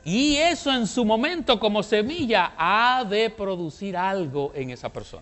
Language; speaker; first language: Spanish; native; Spanish